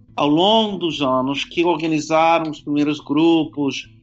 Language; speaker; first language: Portuguese; non-native, fluent; English